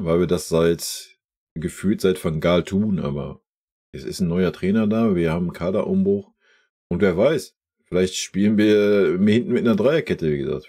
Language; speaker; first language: German; native; German